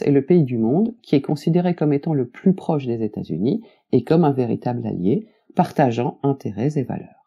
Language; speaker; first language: French; native; French